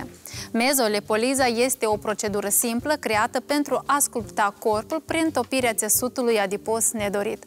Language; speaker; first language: Romanian; native; Romanian